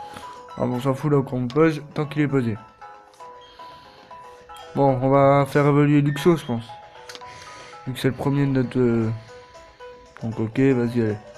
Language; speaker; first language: French; native; French